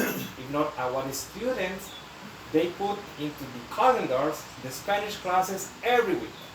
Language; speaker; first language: English; non-native, fluent; Spanish